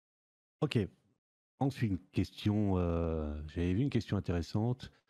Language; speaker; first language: French; native; French